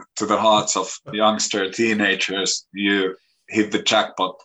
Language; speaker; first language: English; non-native, fluent; Finnish